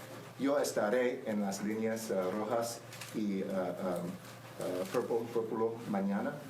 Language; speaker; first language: Spanish; non-native, learner; English